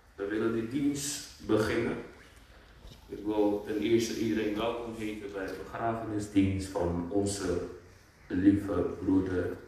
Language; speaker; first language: Dutch; non-native, fluent; Akan